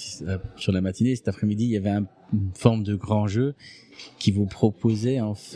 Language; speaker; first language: French; native; French